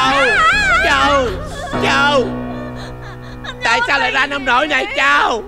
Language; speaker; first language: Vietnamese; native; Vietnamese